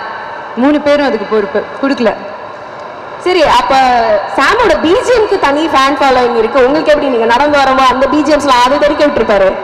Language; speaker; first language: Tamil; native; Tamil